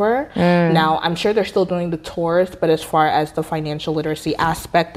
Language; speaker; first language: English; native; English